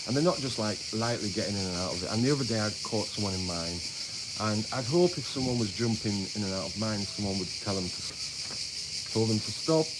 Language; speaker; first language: English; native; English